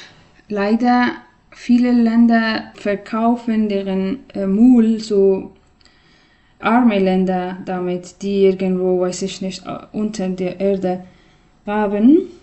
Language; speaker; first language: German; non-native, learner; Persian